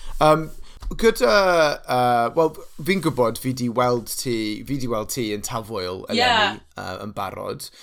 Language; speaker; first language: Welsh; non-native, local second language; English